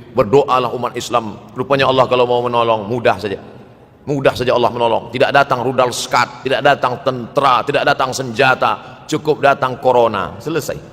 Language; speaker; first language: Malay; native; Malay